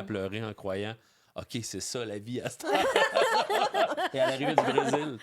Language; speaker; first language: French; native; French